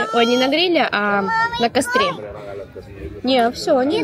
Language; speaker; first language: Russian; native; Russian